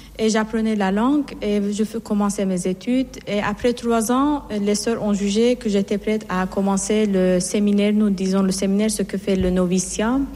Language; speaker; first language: French; non-native, fluent; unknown